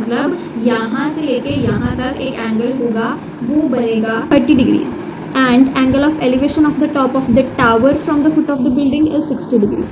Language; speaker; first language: Hindi; native; Hindi